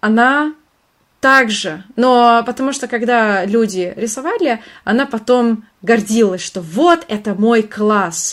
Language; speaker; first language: Russian; non-native, fluent; Hungarian